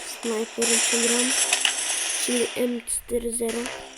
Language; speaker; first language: Polish; early bilingual, heritage; Polish